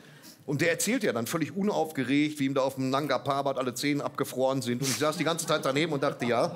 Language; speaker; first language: German; native; German